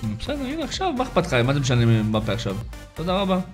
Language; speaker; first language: Hebrew; native; Hebrew